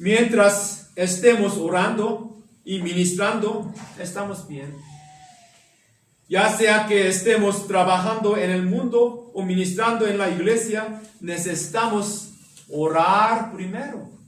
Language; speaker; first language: Spanish; non-native, learner; Korean